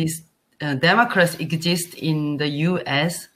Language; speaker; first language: English; non-native, learner; Korean